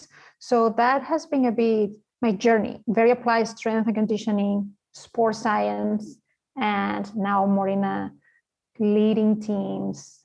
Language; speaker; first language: English; non-native, fluent; Spanish